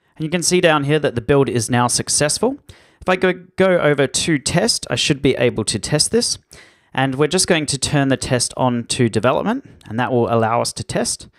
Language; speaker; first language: English; native; English